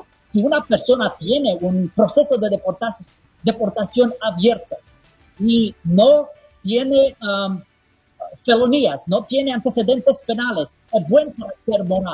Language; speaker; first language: Spanish; non-native, fluent; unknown